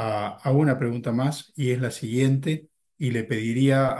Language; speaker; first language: Spanish; native; Spanish